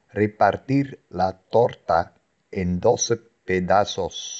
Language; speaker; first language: Spanish; non-native, fluent; Dutch